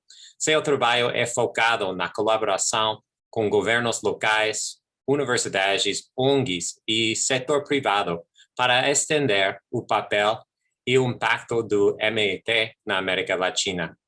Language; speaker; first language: Portuguese; non-native, fluent; English